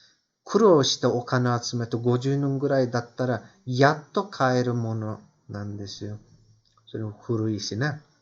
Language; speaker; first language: Japanese; non-native, fluent; Turkish